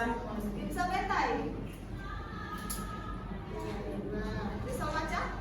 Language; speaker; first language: Indonesian; native; Indonesian